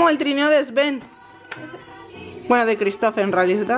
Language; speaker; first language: Spanish; native; Spanish